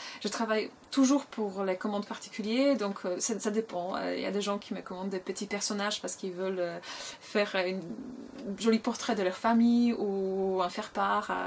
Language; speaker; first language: French; non-native, fluent; Polish